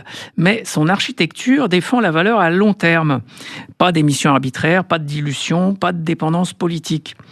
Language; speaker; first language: French; native; French